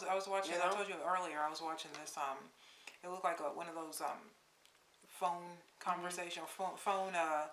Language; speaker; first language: English; native; English